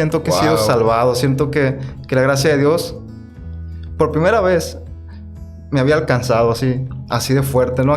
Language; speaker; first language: Spanish; native; Spanish